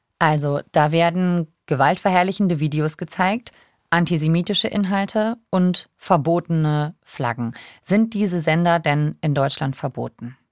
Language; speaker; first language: German; native; German